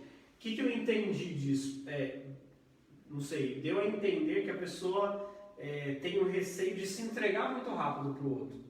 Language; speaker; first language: Portuguese; native; Portuguese